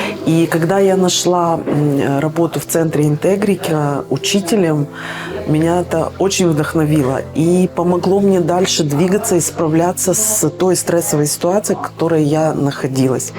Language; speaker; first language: Russian; native; Russian